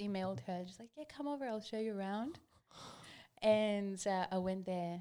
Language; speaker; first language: English; non-native, fluent; Greek